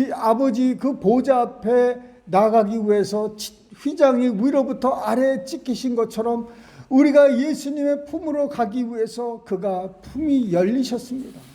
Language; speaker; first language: Korean; native; Korean